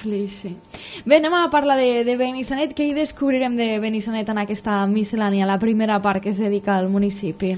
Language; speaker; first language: Catalan; native; Catalan